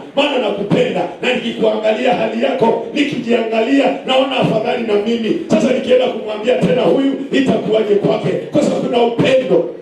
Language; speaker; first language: Swahili; non-native, local second language; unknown